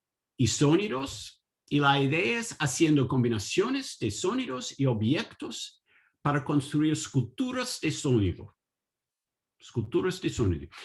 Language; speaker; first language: Spanish; non-native, learner; English